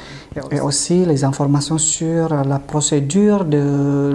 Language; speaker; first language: French; non-native, fluent; Indonesian